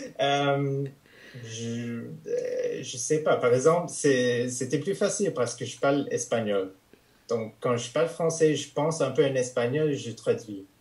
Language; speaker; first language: French; non-native, fluent; English